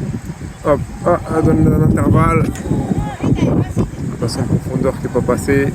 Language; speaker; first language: French; native; French